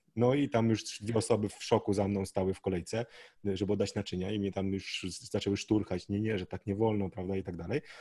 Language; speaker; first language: Polish; native; Polish